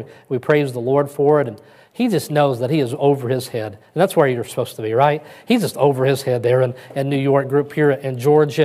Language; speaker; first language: English; native; English